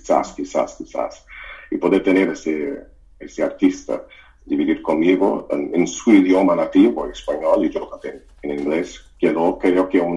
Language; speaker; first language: Spanish; non-native, fluent; Portuguese